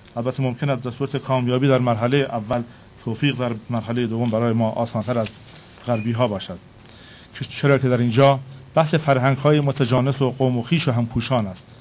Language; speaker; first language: Persian; non-native, local second language; Kurdish